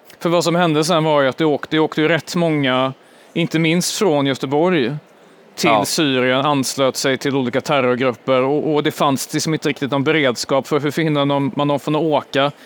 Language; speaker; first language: Swedish; native; Swedish